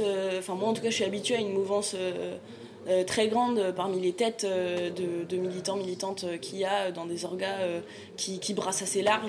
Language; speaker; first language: French; native; French